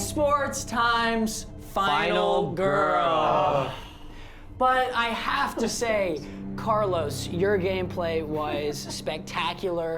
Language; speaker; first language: English; native; English